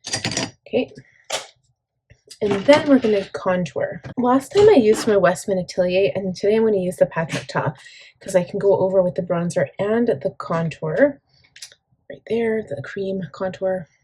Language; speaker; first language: English; native; English